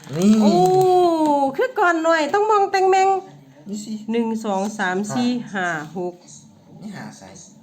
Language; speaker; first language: Thai; native; Thai